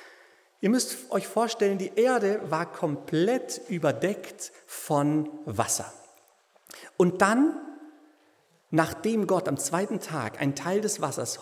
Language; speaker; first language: German; native; German